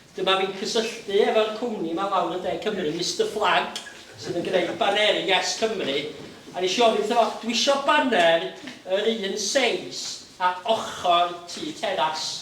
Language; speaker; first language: Welsh; native; Welsh